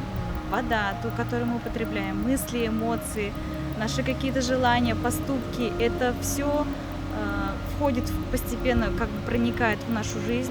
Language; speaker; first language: Russian; native; Russian